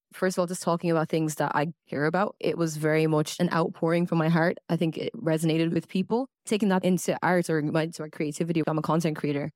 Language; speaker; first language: English; native; English